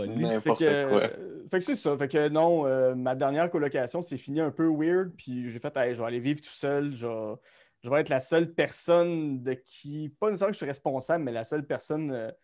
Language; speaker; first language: French; native; French